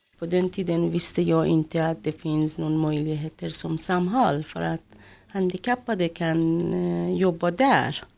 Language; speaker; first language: Swedish; non-native, fluent; Persian